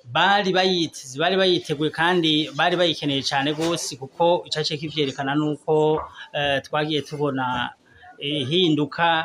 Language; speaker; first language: Kinyarwanda; native; Kinyarwanda